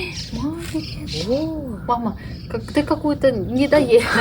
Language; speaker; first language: Russian; native; Russian